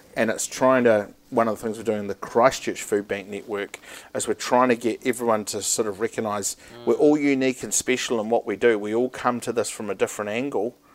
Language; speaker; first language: English; native; English